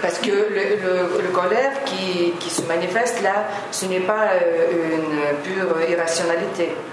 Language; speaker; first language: French; non-native, fluent; Lithuanian